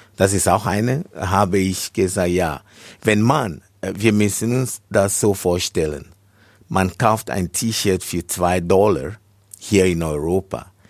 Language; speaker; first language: German; non-native, fluent; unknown